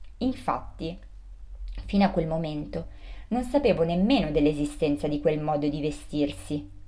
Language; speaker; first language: Italian; early bilingual, other home language; Urdu